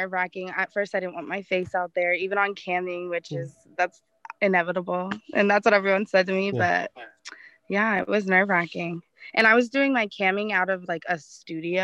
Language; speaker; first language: English; native; English